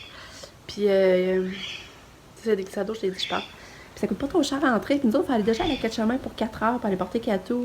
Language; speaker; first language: French; native; French